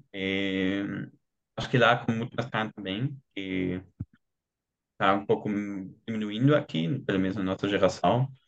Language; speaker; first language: Portuguese; non-native, fluent; German